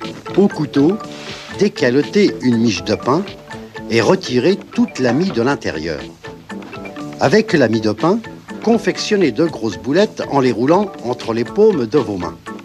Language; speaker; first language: French; native; French